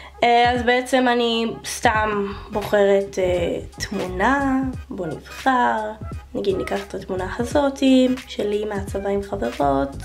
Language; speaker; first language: Hebrew; native; Hebrew